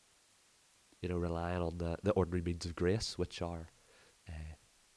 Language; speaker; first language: English; native; English